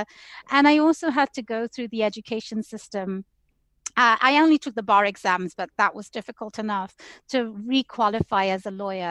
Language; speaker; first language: English; native; English